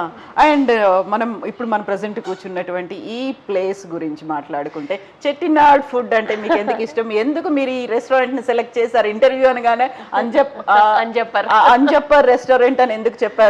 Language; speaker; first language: Telugu; native; Telugu